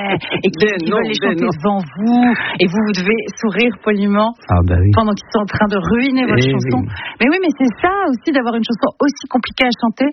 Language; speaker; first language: French; native; French